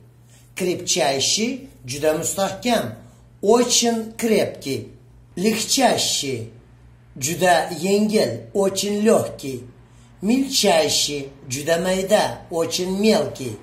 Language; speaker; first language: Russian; non-native, fluent; Uzbek